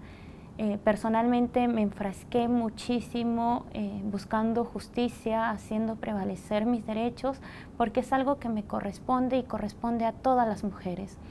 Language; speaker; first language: Spanish; native; Spanish